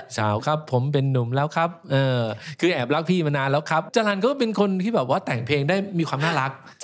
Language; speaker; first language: Thai; native; Thai